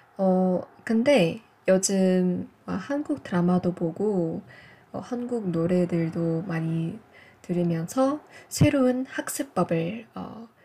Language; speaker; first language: Korean; non-native, fluent; English